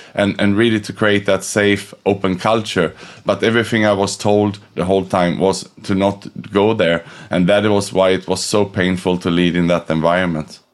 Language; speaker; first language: English; non-native, fluent; Swedish